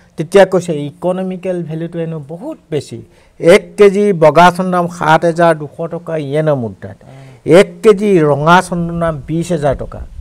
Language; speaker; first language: Assamese; non-native, local second language; Mising